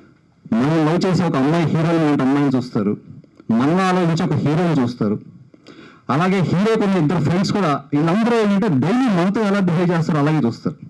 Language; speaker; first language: Telugu; native; Telugu